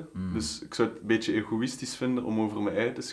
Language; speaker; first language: Dutch; native; Dutch